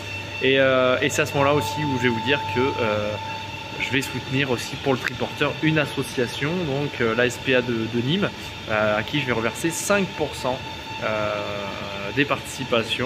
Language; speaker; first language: French; native; French